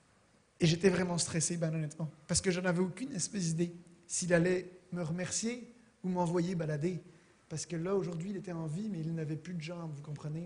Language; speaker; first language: French; native; French